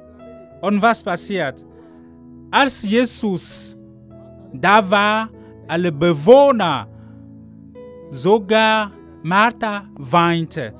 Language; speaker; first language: German; non-native, learner; Ewe